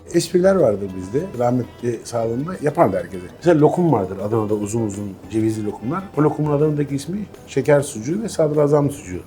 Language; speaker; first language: Turkish; native; Turkish